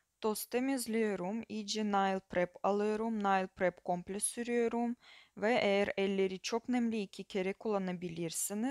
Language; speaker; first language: Turkish; non-native, fluent; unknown